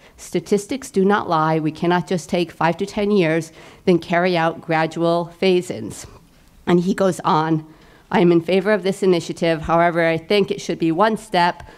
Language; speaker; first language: English; native; English